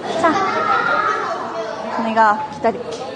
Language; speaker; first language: Korean; non-native, learner; Japanese